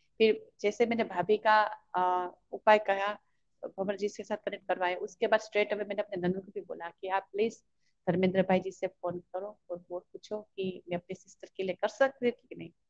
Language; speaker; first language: Hindi; native; Hindi